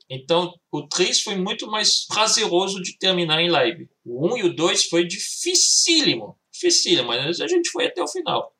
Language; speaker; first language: Portuguese; early bilingual, heritage; Portuguese